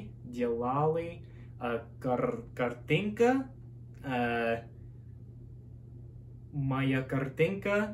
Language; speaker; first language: Russian; non-native, learner; English